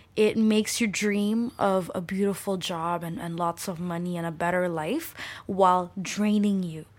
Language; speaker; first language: English; early bilingual, other home language; Bangla